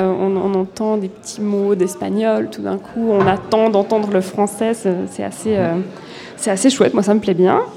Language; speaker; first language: French; native; French